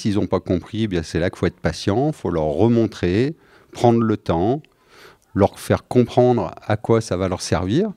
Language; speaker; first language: French; native; French